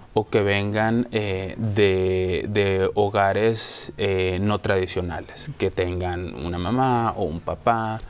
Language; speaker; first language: Spanish; native; Spanish